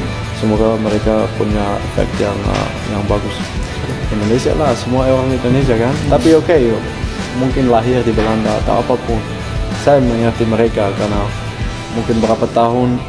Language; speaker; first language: Indonesian; non-native, fluent; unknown